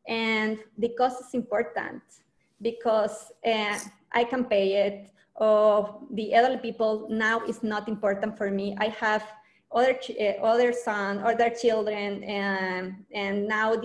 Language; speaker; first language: English; non-native, learner; Spanish